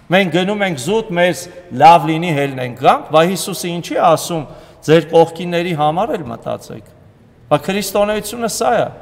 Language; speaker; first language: Armenian; native; Armenian